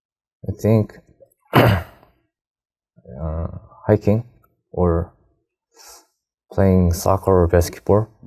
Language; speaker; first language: English; non-native, learner; Korean